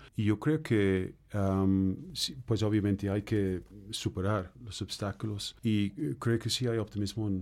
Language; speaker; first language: Spanish; non-native, fluent; English